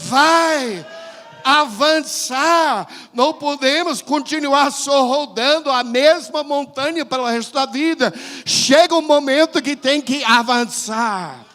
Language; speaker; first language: Portuguese; non-native, fluent; English